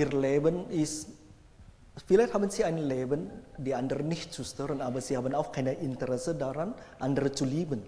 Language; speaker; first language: German; non-native, fluent; Indonesian